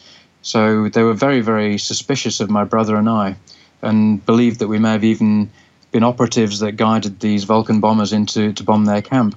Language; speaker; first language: English; native; English